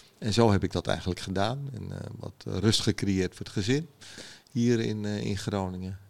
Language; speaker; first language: Dutch; early bilingual, other home language; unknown